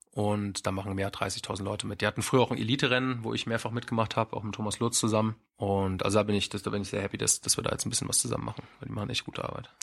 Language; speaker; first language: German; native; German